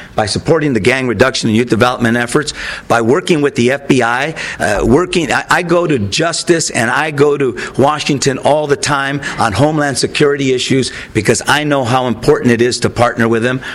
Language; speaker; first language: English; native; English